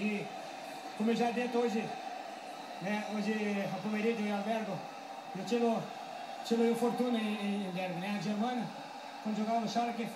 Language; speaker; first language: Italian; non-native, learner; Portuguese